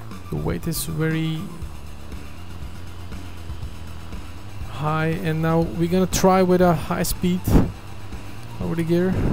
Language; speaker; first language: English; non-native, fluent; Turkish